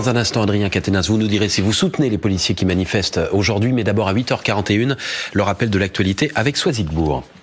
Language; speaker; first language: French; native; French